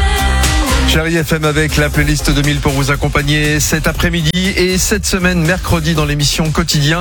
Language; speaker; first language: French; native; French